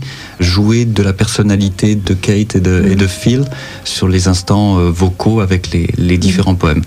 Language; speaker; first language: French; native; French